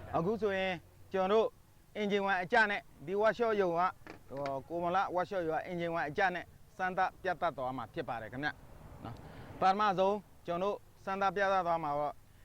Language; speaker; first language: Burmese; native; Burmese